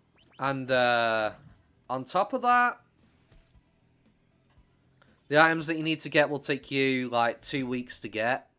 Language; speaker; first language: English; native; English